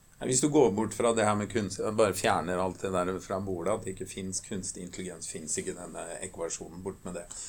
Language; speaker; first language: Norwegian; native; Norwegian